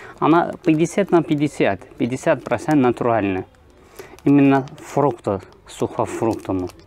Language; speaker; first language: Russian; non-native, learner; Turkish